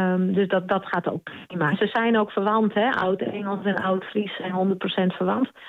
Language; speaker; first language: Dutch; non-native, local second language; Western Frisian